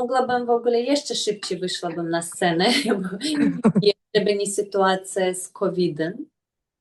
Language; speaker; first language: Polish; non-native, fluent; Russian